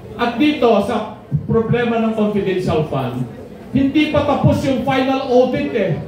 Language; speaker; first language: Filipino; non-native, local second language; Iloko